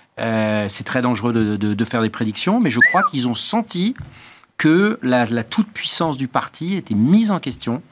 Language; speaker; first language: French; native; French